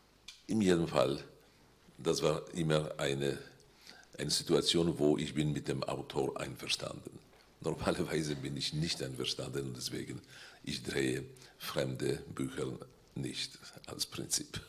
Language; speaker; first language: German; non-native, fluent; Polish